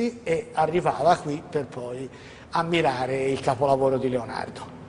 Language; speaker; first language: Italian; native; Italian